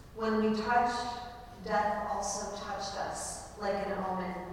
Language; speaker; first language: English; native; English